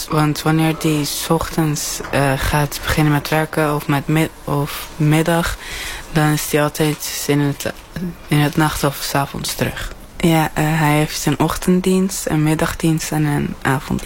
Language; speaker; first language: Dutch; early bilingual, other home language; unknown